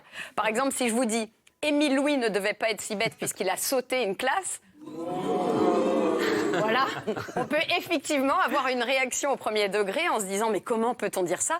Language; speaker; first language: French; native; French